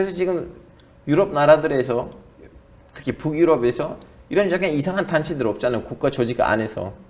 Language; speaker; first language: Korean; non-native, fluent; Turkish